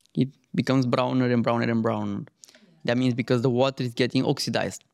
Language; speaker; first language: English; non-native, fluent; Romanian